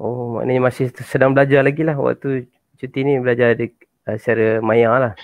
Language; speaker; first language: Malay; native; Malay